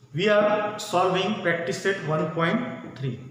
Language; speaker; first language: Hindi; non-native, local second language; Marathi